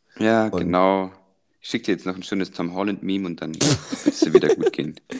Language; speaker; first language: German; early bilingual, other home language; Croatian